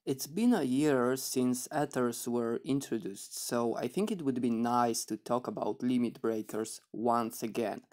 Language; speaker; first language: English; non-native, fluent; Polish